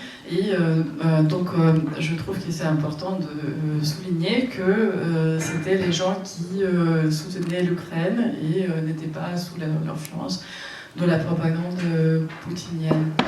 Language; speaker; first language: French; non-native, fluent; Russian